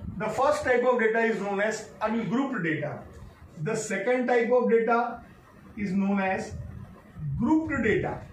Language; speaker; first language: Hindi; native; Hindi